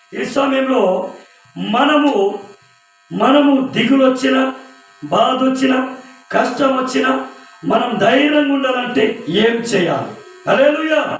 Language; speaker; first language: Telugu; non-native, local second language; Koya